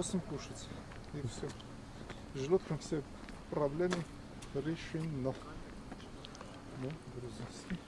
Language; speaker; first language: Russian; non-native, learner; Armenian